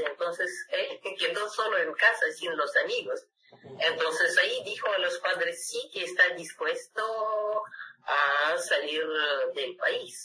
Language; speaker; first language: Spanish; non-native, fluent; Russian